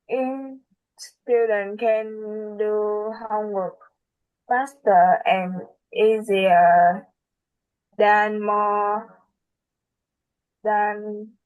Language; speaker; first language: English; non-native, learner; Vietnamese